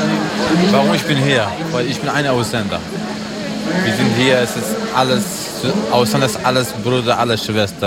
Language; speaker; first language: German; non-native, learner; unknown